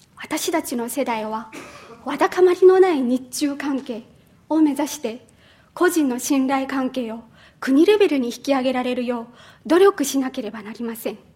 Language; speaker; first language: Japanese; non-native, fluent; Chinese